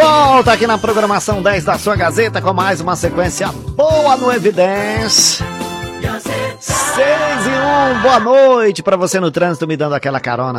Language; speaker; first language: Portuguese; native; Portuguese